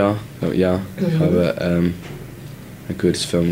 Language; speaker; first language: German; non-native, learner; English